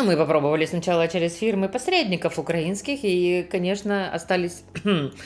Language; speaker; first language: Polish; non-native, learner; Russian